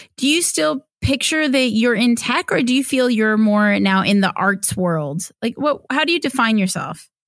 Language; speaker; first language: English; native; English